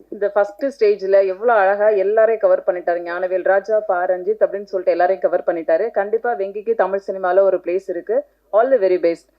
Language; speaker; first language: Tamil; native; Tamil